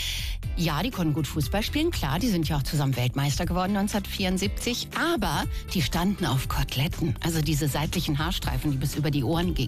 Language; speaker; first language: German; native; German